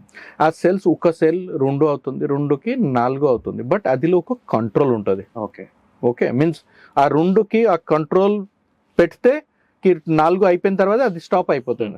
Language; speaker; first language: Telugu; non-native, learner; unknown